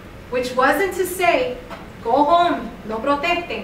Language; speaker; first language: English; early bilingual, other home language; Spanish